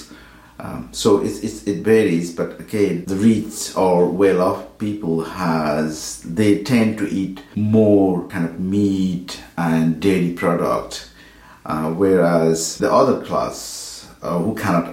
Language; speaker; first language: English; non-native, fluent; Nepali